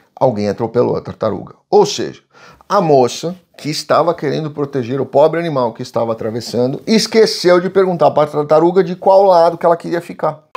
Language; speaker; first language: Portuguese; native; Portuguese